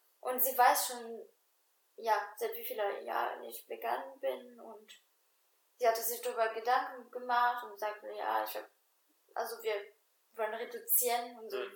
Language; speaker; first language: German; non-native, fluent; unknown